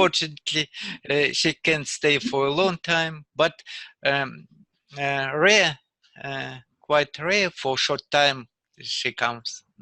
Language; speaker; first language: English; non-native, learner; Russian